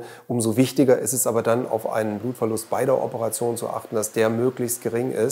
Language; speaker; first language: German; native; German